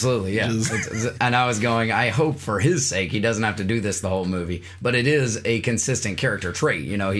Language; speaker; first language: English; native; English